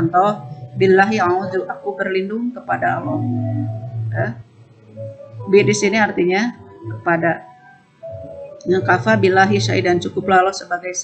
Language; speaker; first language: Indonesian; native; Indonesian